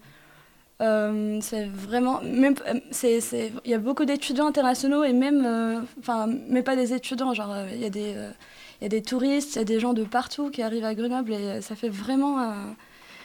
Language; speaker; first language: French; non-native, local second language; Arabic